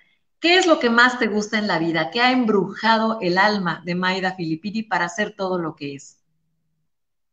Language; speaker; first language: Spanish; native; Spanish